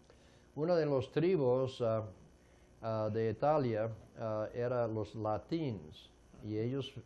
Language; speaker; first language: Spanish; non-native, fluent; English